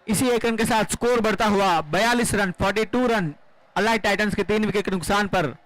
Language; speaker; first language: Hindi; non-native, local second language; Gujarati